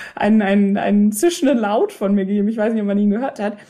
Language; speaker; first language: German; native; German